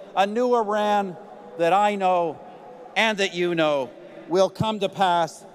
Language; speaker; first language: English; native; English